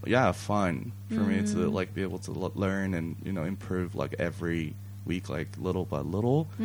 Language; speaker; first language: English; non-native, fluent; Japanese